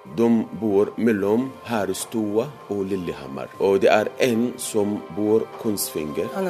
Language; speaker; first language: Norwegian; non-native, learner; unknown